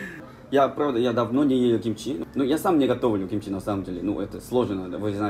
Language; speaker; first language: Russian; non-native, fluent; Korean